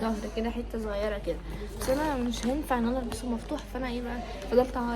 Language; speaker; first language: Arabic; native; Arabic